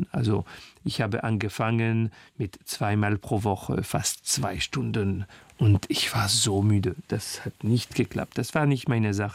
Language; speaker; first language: German; non-native, fluent; French